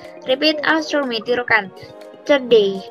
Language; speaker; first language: English; non-native, learner; Indonesian